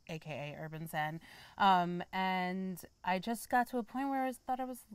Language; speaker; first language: English; native; English